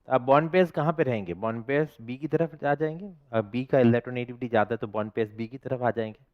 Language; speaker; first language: Hindi; non-native, local second language; Bangla